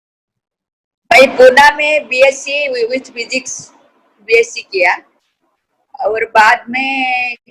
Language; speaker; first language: Hindi; non-native, local second language; Kannada